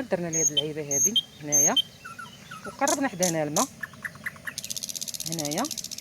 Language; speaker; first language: Arabic; native; Arabic